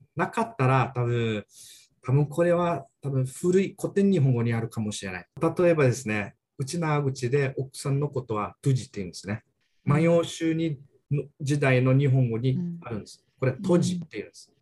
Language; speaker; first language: Japanese; early bilingual, heritage; Japanese